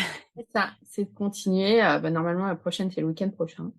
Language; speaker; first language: French; native; French